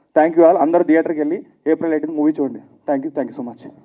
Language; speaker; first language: Telugu; native; Telugu